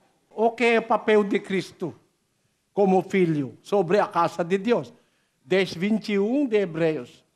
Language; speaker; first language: Portuguese; non-native, learner; Filipino